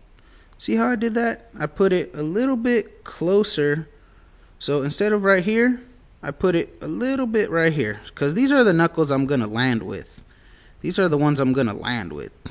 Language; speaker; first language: English; native; English